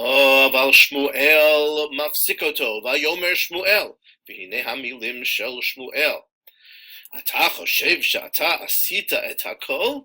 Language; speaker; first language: Hebrew; non-native, fluent; English